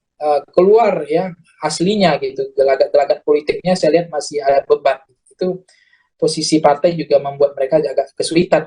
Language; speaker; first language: Indonesian; native; Indonesian